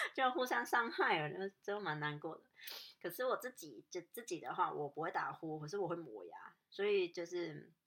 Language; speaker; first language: Chinese; non-native, local second language; Cantonese